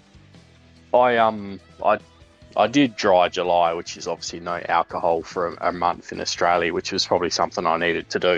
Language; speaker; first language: English; native; English